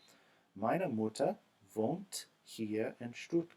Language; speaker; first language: German; non-native, fluent; English